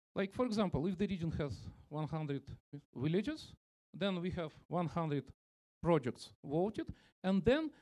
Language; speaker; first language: English; non-native, fluent; Russian